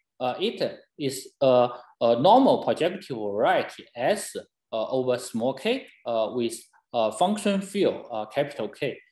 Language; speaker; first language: English; non-native, fluent; Chinese